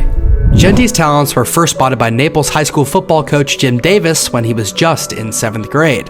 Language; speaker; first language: English; native; English